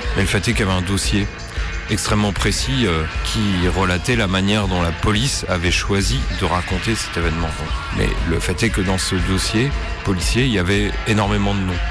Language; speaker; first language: French; native; French